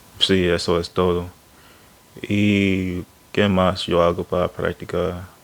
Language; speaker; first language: Spanish; non-native, learner; English